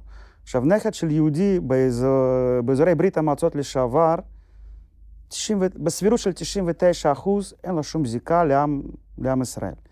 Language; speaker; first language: Hebrew; non-native, fluent; Russian